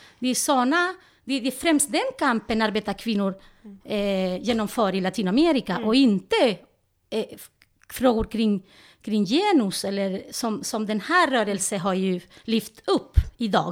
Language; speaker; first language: Swedish; non-native, fluent; Spanish